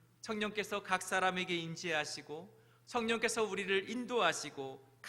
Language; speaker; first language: Korean; native; Korean